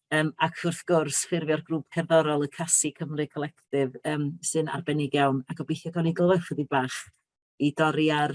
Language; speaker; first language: Welsh; native; Welsh